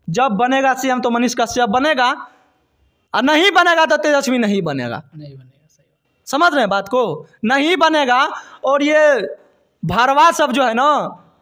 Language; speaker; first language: Hindi; native; Hindi